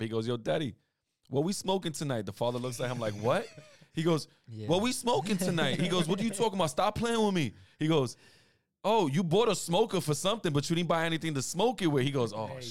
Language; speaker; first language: English; native; English